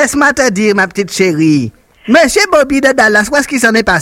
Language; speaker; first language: French; native; French